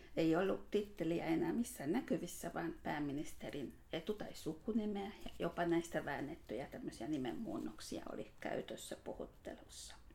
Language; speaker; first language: Finnish; non-native, fluent; Hungarian